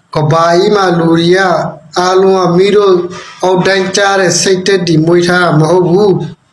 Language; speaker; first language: Burmese; non-native, local second language; Rohingya